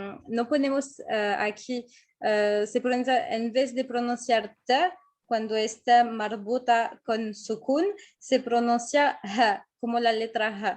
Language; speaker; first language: Spanish; non-native, fluent; French